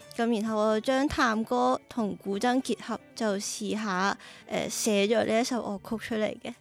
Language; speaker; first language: Cantonese; native; Cantonese